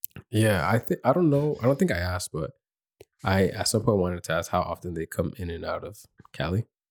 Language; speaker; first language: English; early bilingual, other home language; Spanish